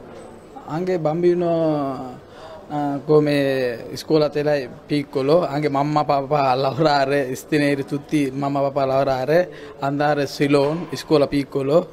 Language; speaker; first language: Italian; non-native, learner; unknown